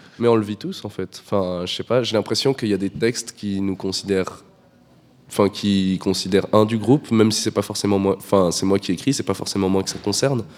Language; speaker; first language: French; native; French